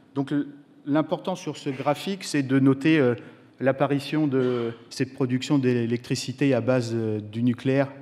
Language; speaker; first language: French; native; French